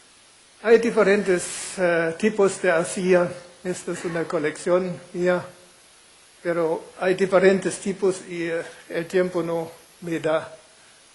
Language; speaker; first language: Spanish; non-native, fluent; German